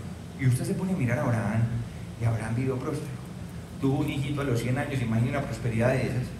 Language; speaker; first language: Spanish; native; Spanish